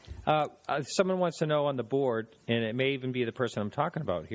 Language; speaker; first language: English; native; English